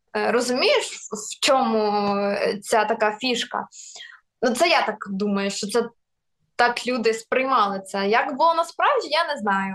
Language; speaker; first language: Ukrainian; non-native, local second language; Russian